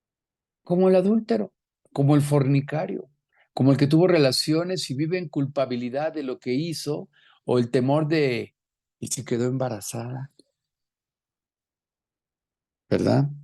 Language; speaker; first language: Spanish; native; Spanish